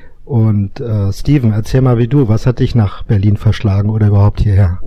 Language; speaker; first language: German; native; German